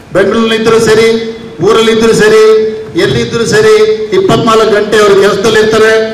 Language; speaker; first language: Kannada; non-native, local second language; Kodava